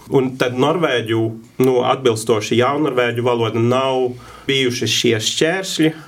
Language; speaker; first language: Latvian; non-native, fluent; Norwegian